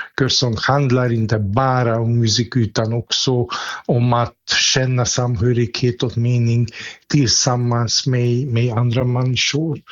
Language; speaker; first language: Swedish; non-native, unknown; Hungarian